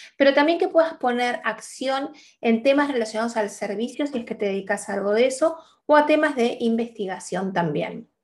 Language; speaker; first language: Spanish; native; Spanish